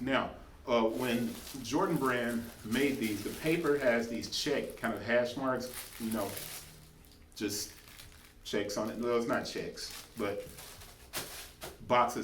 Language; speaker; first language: English; native; English